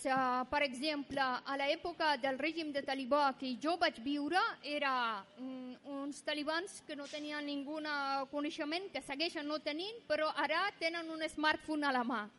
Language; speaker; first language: Catalan; non-native, fluent; Persian